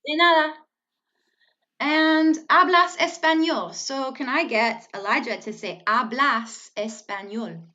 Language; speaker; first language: Spanish; non-native, learner; English